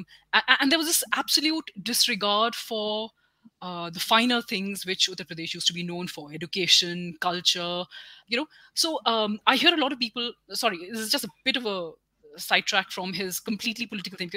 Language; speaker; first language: English; non-native, local second language; Hindi